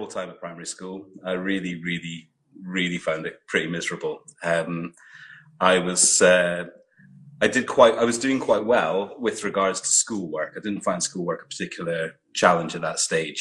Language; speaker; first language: English; native; English